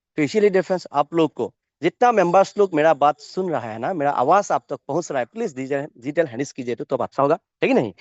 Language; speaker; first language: Hindi; non-native, local second language; Assamese